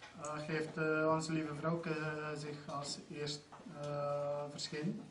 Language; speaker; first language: Dutch; non-native, fluent; Croatian